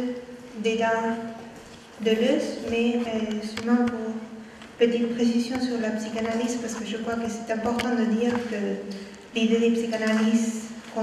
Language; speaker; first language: French; non-native, fluent; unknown